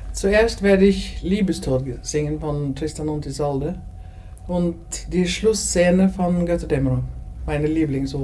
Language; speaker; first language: German; non-native, fluent; Norwegian